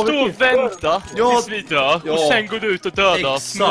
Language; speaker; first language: Swedish; native; Swedish